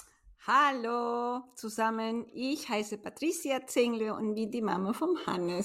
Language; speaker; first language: German; non-native, fluent; Spanish